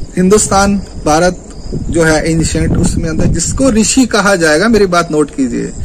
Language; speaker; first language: Hindi; non-native, local second language; Marathi